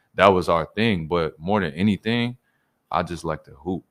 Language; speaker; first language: English; native; English